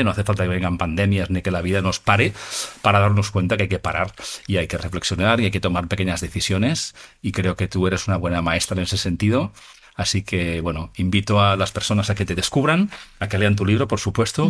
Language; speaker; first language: Spanish; native; Spanish